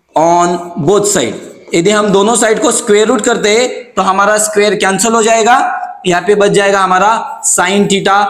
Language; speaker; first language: Hindi; non-native, local second language; Marathi